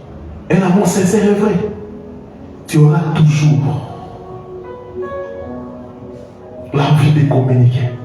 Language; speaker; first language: French; non-native, local second language; Lingala